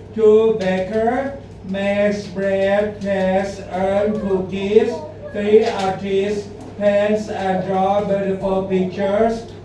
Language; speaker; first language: English; non-native, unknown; Thai